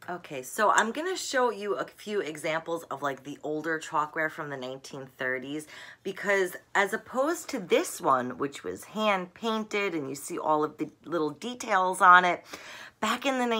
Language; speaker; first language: English; native; English